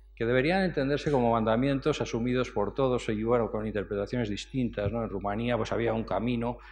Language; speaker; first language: Spanish; native; Spanish